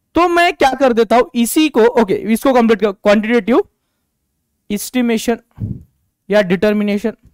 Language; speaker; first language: Hindi; non-native, local second language; Marathi